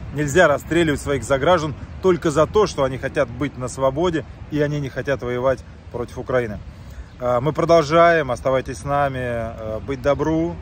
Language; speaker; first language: Russian; native; Russian